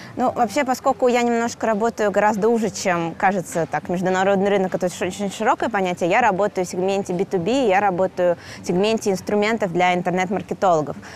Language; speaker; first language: Russian; native; Russian